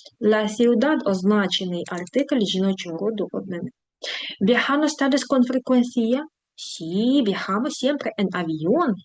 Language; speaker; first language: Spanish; non-native, fluent; Ukrainian